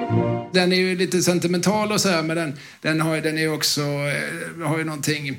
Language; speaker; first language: Swedish; native; Swedish